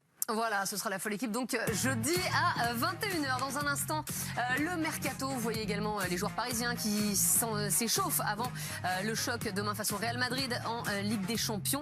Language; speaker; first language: French; native; French